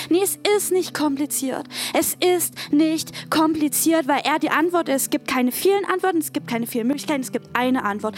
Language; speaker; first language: German; native; German